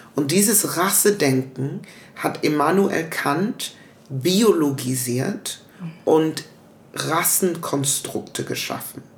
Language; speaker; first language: German; early bilingual, other home language; English